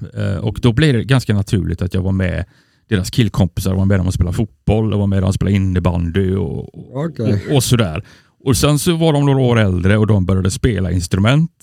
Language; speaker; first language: Swedish; native; Swedish